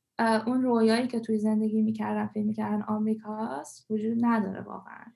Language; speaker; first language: Persian; early bilingual, heritage; Persian